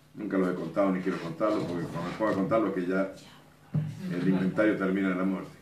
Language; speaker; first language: Spanish; native; Spanish